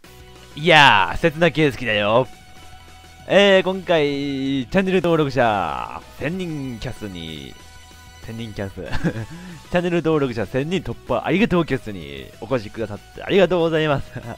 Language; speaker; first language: Japanese; native; Japanese